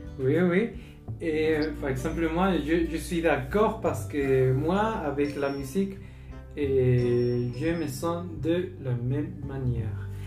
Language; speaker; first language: French; non-native, learner; Spanish